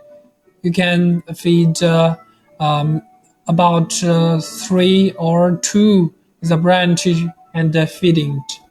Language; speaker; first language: English; non-native, learner; Chinese